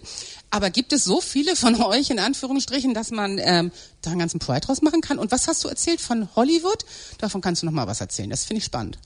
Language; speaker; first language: German; native; German